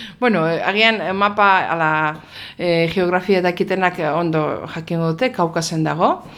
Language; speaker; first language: Basque; non-native, fluent; Azerbaijani